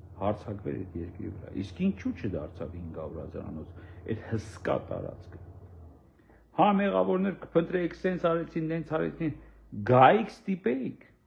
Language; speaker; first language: Armenian; native; Armenian